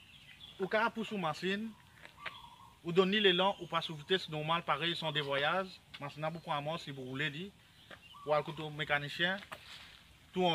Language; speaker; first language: French; non-native, local second language; Morisyen